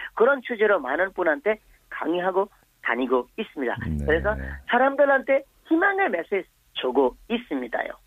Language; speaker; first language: Korean; non-native, fluent; Bangla